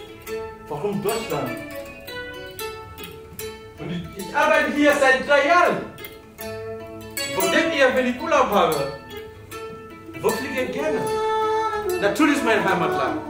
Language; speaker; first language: German; non-native, learner; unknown